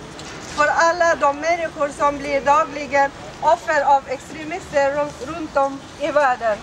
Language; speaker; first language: Swedish; non-native, fluent; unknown